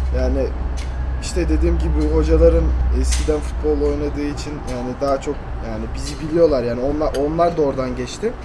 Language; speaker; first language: Turkish; early bilingual, heritage; Turkish